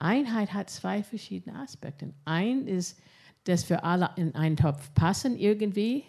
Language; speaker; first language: German; non-native, fluent; English